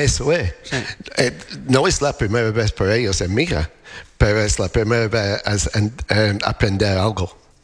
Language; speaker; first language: Spanish; non-native, learner; English